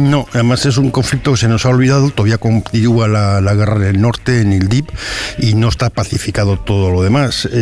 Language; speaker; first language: Spanish; native; Spanish